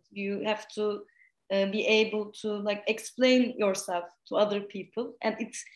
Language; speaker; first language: English; non-native, fluent; Turkish